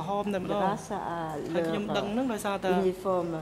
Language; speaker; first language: French; non-native, local second language; Khmer